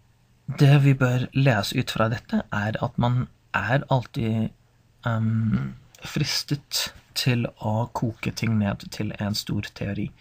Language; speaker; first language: Norwegian; non-native, fluent; English